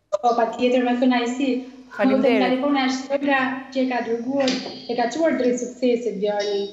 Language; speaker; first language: Albanian; native; Albanian